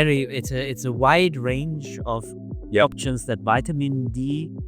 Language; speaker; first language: English; non-native, fluent; German